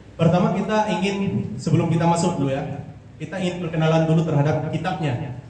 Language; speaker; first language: Indonesian; non-native, local second language; Achinese